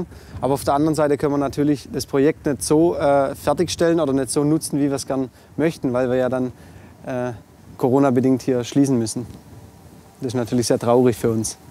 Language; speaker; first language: German; native; German